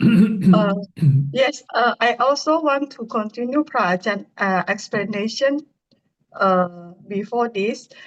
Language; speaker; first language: English; non-native, learner; Indonesian